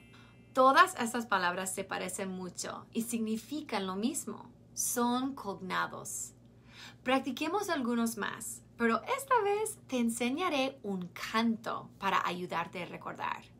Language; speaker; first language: Spanish; non-native, fluent; English